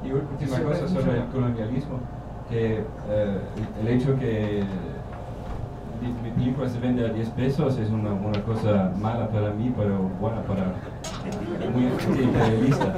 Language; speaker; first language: Spanish; non-native, learner; German